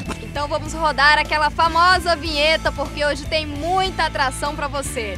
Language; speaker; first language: Portuguese; native; Portuguese